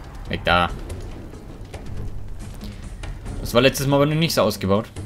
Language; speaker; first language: German; native; German